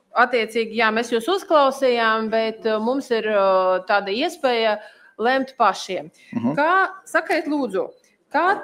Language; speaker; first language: Latvian; non-native, local second language; Russian